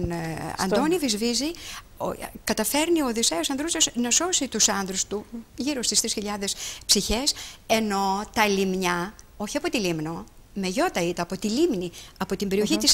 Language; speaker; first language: Greek; native; Greek